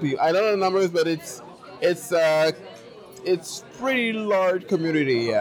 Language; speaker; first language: English; non-native, local second language; French